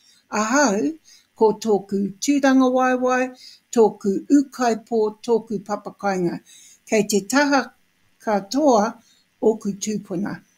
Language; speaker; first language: Māori; non-native, local second language; English